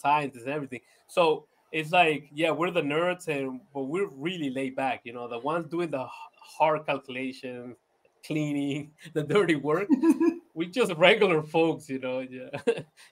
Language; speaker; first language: English; non-native, fluent; Spanish